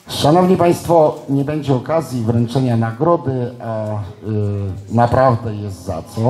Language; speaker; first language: Polish; native; Polish